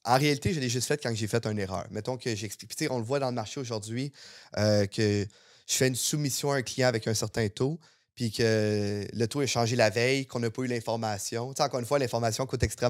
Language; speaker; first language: French; native; French